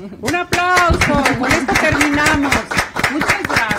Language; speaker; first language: Spanish; native; Spanish